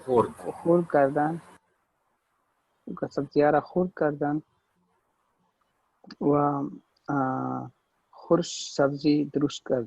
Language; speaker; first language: Persian; non-native, learner; Urdu